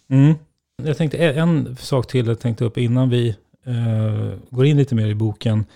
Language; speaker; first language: Swedish; native; Swedish